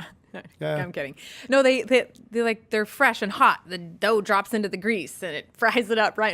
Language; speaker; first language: English; native; English